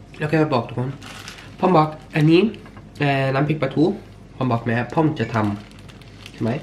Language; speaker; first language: Thai; early bilingual, heritage; Swedish